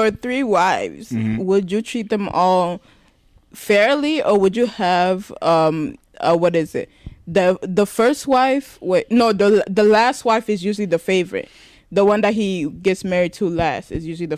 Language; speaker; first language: English; non-native, local second language; Rundi